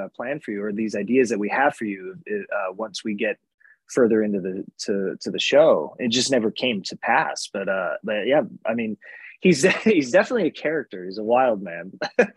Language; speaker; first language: English; native; English